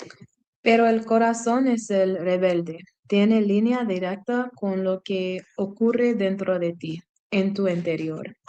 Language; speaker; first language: Spanish; non-native, learner; English